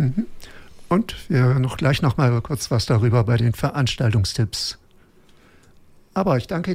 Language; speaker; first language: German; native; German